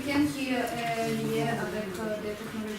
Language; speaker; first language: French; non-native, learner; Ukrainian